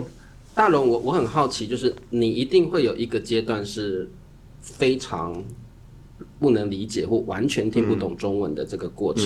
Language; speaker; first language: Chinese; native; Chinese